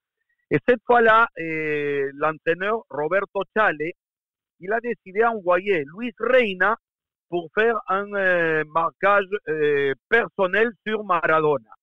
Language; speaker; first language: French; non-native, fluent; Spanish